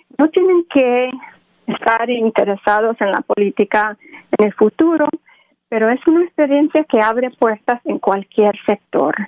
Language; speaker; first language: Spanish; early bilingual, heritage; Spanish